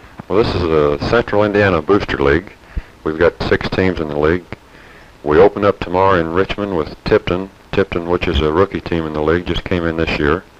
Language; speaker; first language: English; native; English